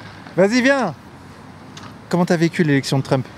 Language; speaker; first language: French; native; French